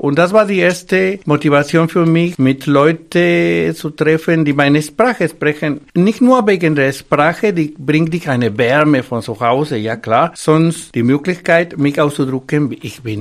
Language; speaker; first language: German; non-native, fluent; Spanish